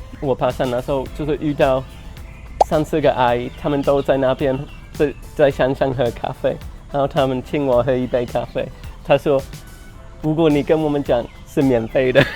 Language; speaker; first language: Chinese; non-native, fluent; English